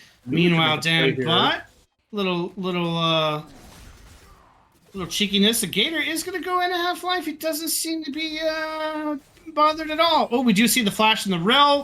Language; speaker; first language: English; native; English